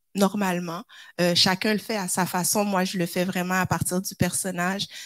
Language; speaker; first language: French; native; French